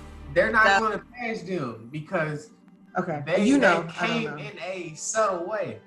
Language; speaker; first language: English; native; English